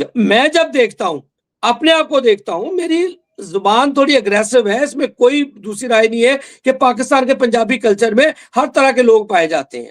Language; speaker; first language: Urdu; non-native, local second language; Punjabi